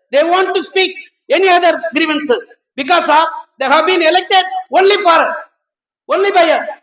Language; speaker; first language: English; non-native, local second language; Tamil